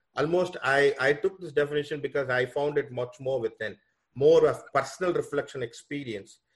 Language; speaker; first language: English; non-native, local second language; Tamil